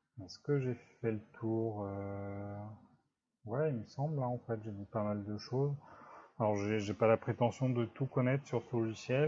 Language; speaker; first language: French; native; French